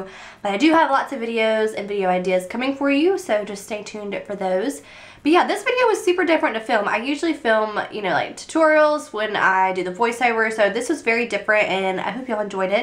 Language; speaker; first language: English; native; English